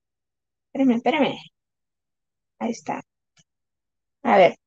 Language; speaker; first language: Spanish; native; Spanish